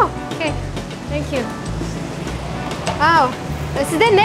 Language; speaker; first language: English; non-native, fluent; Kazakh